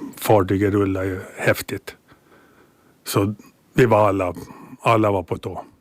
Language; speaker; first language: Swedish; native; Swedish